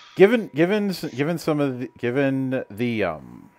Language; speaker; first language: English; native; English